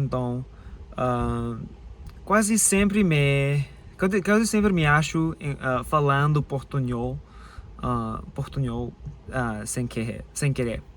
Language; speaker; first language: Portuguese; non-native, learner; English